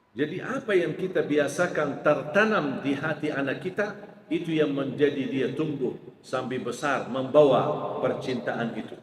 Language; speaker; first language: Malay; non-native, fluent; Arabic